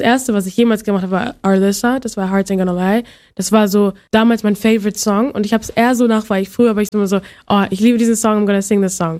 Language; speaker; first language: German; native; German